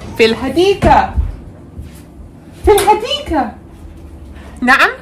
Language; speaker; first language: Arabic; non-native, learner; English